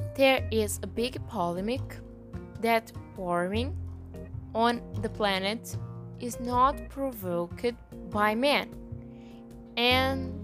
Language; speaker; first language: English; non-native, fluent; Portuguese